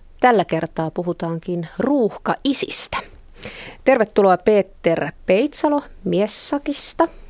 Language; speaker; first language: Finnish; native; Finnish